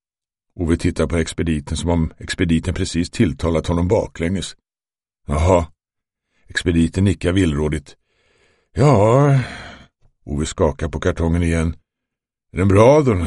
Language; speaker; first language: Swedish; native; Swedish